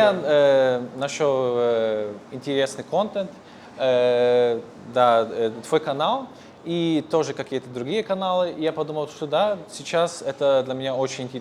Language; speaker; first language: Russian; non-native, fluent; Polish